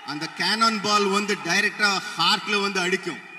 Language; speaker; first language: Tamil; non-native, local second language; Telugu